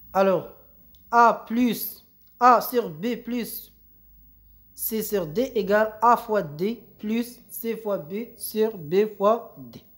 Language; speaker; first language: French; non-native, local second language; Arabic